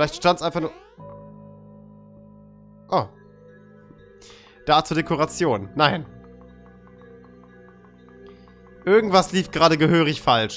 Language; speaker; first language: German; native; German